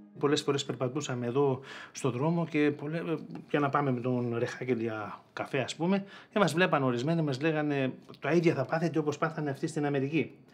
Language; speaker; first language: Greek; early bilingual, heritage; Greek